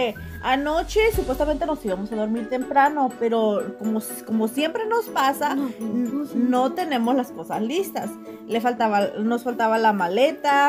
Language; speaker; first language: Spanish; native; Spanish